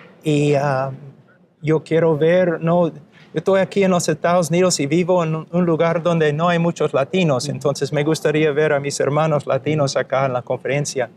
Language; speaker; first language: Spanish; non-native, fluent; English